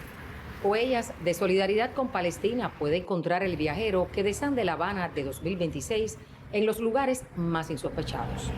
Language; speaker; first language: Spanish; native; Spanish